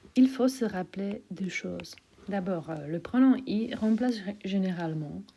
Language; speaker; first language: French; non-native, fluent; Czech